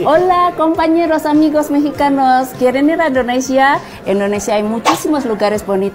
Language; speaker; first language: Spanish; non-native, learner; Indonesian